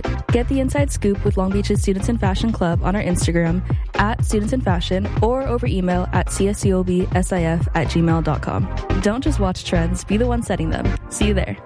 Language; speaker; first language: English; native; English